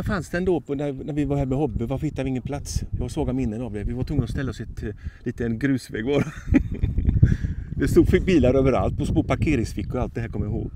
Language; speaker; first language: Swedish; native; Swedish